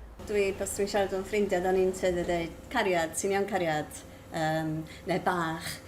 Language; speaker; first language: Welsh; native; Welsh